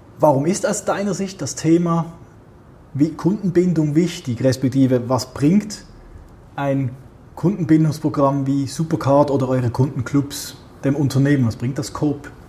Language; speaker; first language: German; native; German